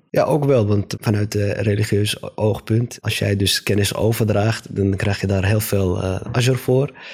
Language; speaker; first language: Dutch; native; Dutch